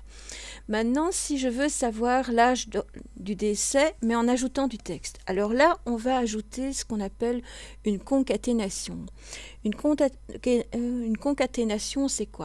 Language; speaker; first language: French; native; French